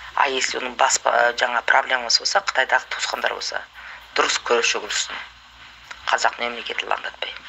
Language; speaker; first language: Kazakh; native; Kazakh